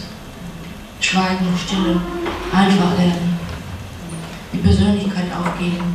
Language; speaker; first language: German; non-native, fluent; Russian